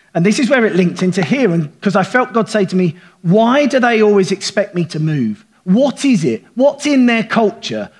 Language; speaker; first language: English; native; English